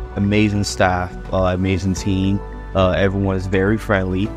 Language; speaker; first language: English; non-native, local second language; Yoruba